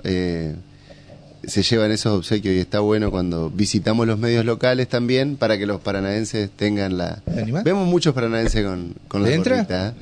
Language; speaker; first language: Spanish; native; Spanish